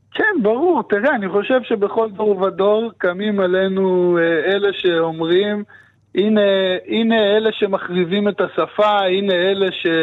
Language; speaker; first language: Hebrew; native; Hebrew